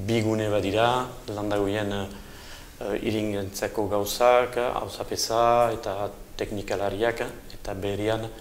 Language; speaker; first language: Basque; native; Basque